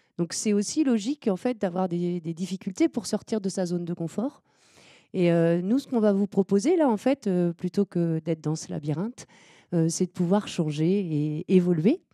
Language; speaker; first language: French; native; French